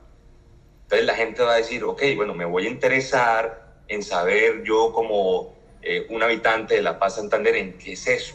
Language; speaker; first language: Spanish; native; Spanish